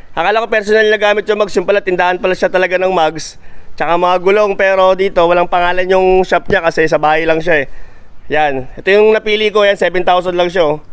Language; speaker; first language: Filipino; native; Filipino